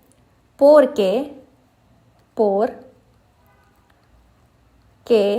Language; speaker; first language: Spanish; non-native, fluent; Hindi